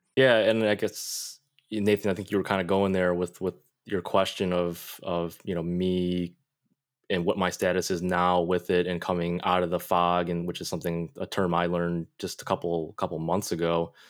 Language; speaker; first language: English; native; English